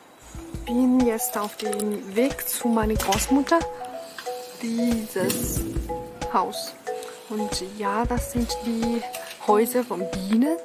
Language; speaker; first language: German; non-native, fluent; Chinese